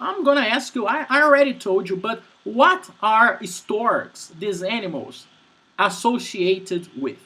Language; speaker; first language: English; non-native, fluent; Portuguese